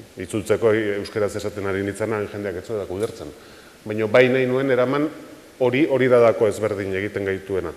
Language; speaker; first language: Basque; native; Basque